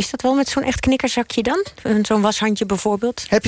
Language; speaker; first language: Dutch; native; Dutch